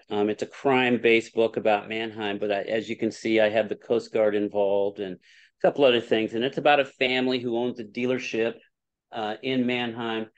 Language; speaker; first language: English; native; English